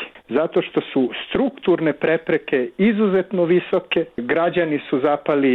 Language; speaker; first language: Serbian; native; Serbian